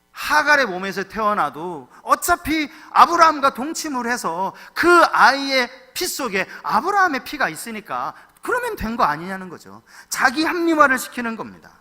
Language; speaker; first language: Korean; native; Korean